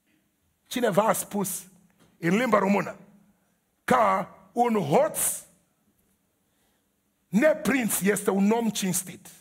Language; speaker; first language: Romanian; non-native, learner; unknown